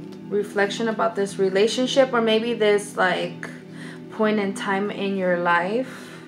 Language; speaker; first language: English; early bilingual, other home language; Spanish